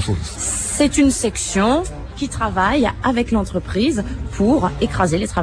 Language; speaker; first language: French; native; French